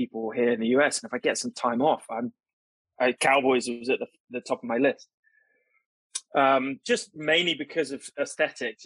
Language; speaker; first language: English; native; English